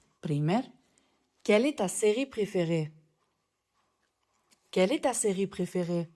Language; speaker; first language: French; non-native, fluent; Serbian